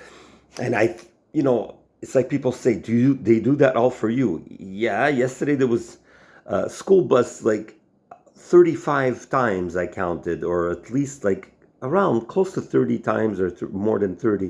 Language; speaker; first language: English; non-native, local second language; French